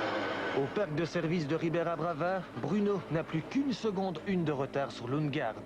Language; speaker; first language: French; native; French